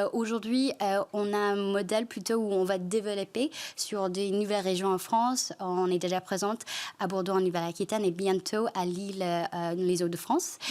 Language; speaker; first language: French; non-native, fluent; Chinese